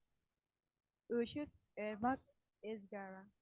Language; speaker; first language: Turkish; non-native, learner; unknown